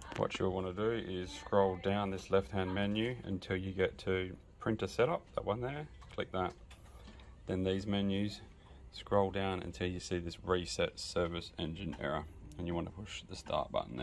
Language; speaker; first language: English; native; English